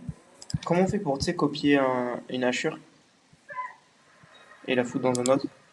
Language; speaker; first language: French; native; French